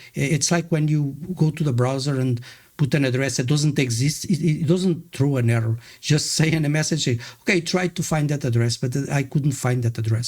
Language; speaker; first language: English; non-native, fluent; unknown